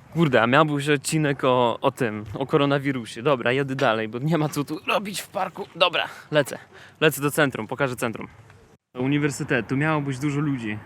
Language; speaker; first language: Polish; non-native, fluent; Russian